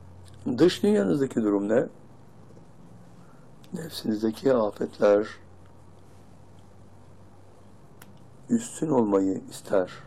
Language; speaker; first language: Turkish; native; Turkish